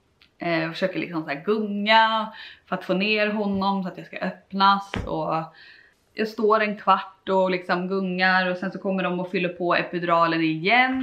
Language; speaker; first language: Swedish; native; Swedish